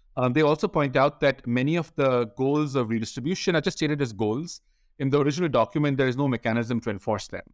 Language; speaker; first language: English; non-native, local second language; Hindi